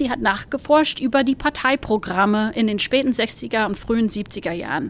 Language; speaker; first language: German; non-native, fluent; English